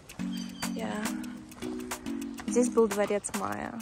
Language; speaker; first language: Russian; native; Russian